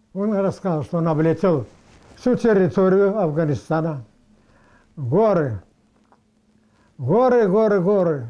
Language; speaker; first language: Russian; non-native, local second language; Karachay-Balkar